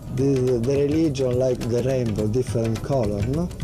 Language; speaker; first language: English; non-native, learner; Italian